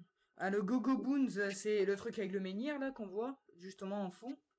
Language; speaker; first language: French; native; French